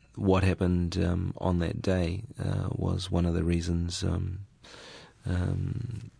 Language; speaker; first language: English; native; English